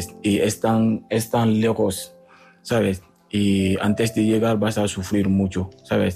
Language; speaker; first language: Spanish; non-native, fluent; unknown